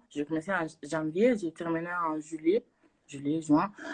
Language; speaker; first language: French; non-native, learner; Portuguese